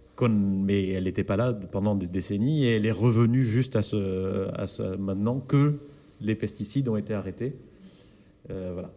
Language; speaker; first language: French; native; French